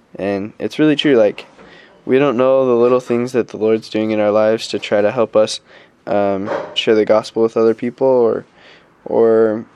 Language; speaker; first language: English; native; English